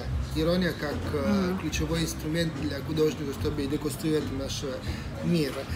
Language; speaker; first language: Russian; non-native, fluent; Italian